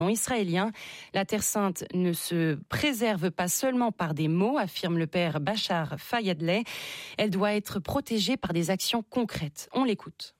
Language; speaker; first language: French; native; French